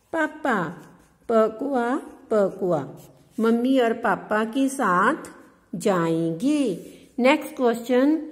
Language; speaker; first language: Hindi; non-native, local second language; Punjabi